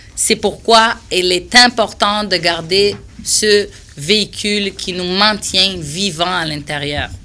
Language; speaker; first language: French; non-native, fluent; Portuguese